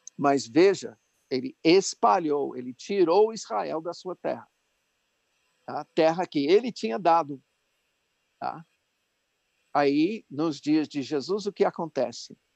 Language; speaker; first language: Portuguese; non-native, fluent; English